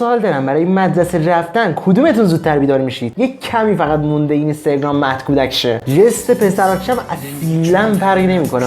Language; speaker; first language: Persian; native; Persian